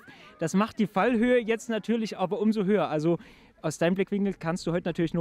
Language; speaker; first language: German; native; German